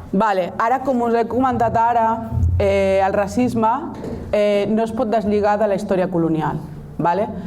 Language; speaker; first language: Catalan; non-native, local second language; Spanish